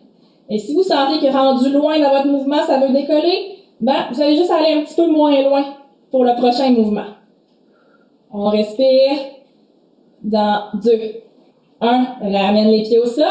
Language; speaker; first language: French; native; French